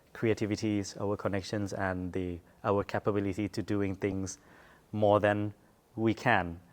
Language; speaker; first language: English; non-native, fluent; Thai